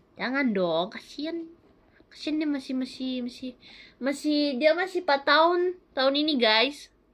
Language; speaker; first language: Indonesian; native; Indonesian